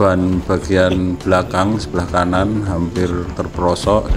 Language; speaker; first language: Indonesian; native; Indonesian